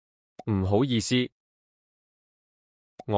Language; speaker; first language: Cantonese; non-native, learner; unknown